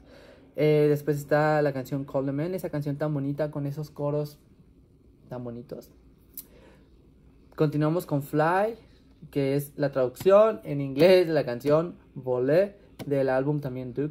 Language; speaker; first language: Spanish; native; Spanish